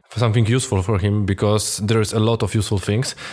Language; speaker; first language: English; non-native, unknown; Polish